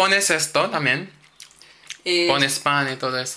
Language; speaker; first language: Spanish; non-native, learner; Filipino